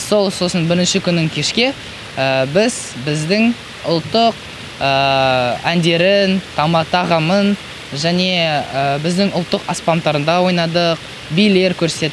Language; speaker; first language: Kazakh; non-native, local second language; Russian